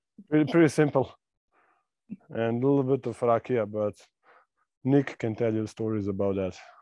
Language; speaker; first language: English; non-native, fluent; Serbian